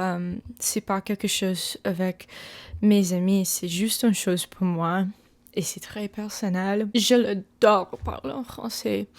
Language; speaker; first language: French; non-native, learner; English